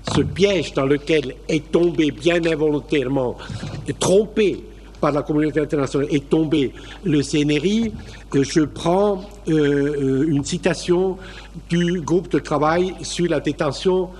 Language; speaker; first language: French; native; French